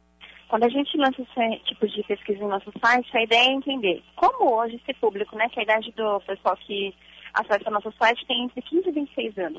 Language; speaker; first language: Portuguese; native; Portuguese